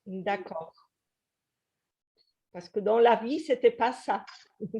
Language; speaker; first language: French; non-native, fluent; Polish